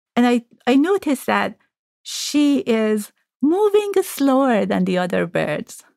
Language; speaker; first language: English; non-native, fluent; Persian